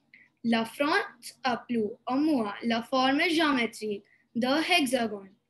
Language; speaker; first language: French; non-native, learner; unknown